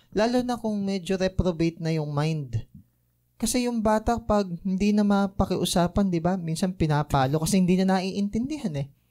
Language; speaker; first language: Filipino; native; Filipino